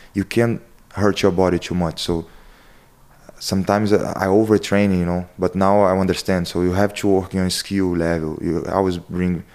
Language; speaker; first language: English; non-native, learner; Portuguese